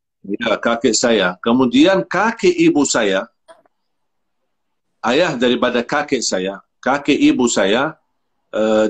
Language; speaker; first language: Indonesian; non-native, fluent; Arabic